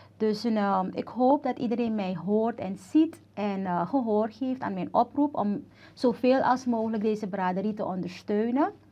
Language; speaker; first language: Dutch; native; Dutch